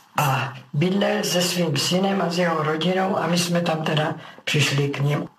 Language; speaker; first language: Czech; native; Czech